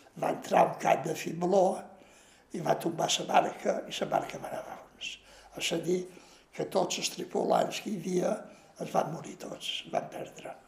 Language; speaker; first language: Catalan; native; Catalan